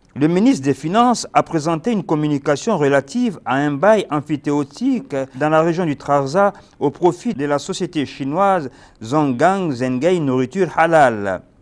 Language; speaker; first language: French; non-native, local second language; Arabic